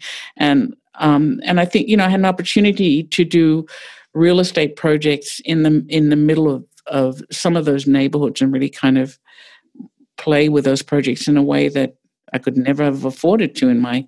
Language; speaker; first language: English; native; English